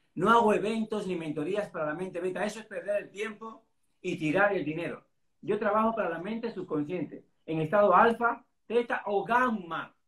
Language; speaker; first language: Spanish; native; Spanish